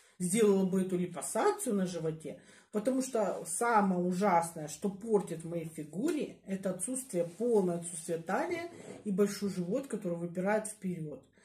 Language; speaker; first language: Russian; native; Russian